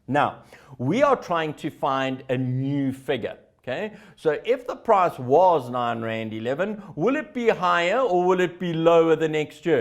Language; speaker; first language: English; native; English